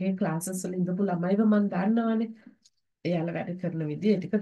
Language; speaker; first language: German; non-native, fluent; Sinhala